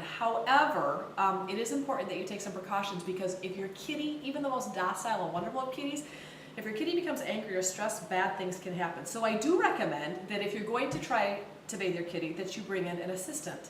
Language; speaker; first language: English; native; English